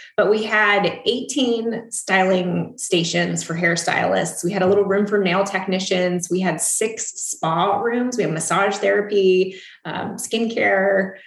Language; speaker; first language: English; native; English